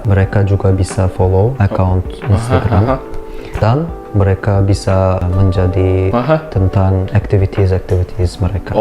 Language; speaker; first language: Indonesian; non-native, learner; Turkish